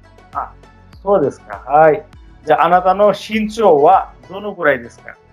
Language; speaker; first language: Japanese; non-native, fluent; Bangla